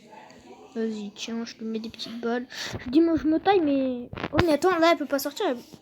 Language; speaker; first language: French; native; French